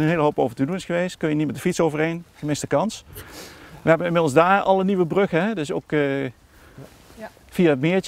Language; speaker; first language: Dutch; native; Dutch